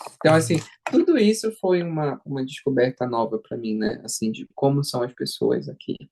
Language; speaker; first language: Portuguese; native; Portuguese